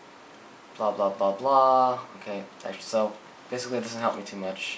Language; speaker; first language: English; native; English